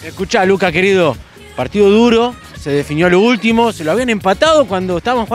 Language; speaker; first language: Spanish; native; Spanish